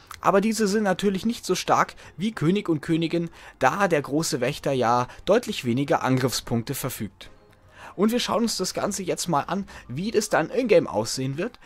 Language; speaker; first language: German; native; German